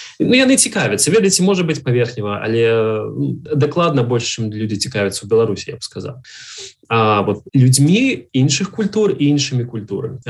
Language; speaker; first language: Belarusian; native; Belarusian